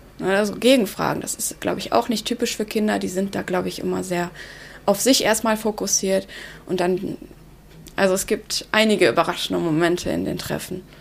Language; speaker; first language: German; early bilingual, other home language; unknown